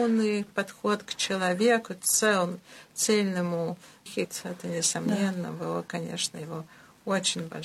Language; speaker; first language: Russian; early bilingual, heritage; Russian